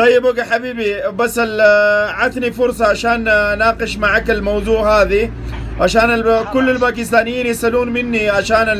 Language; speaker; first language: Arabic; non-native, learner; Pashto